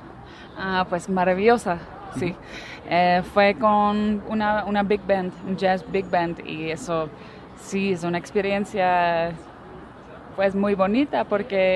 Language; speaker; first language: Spanish; non-native, fluent; Dutch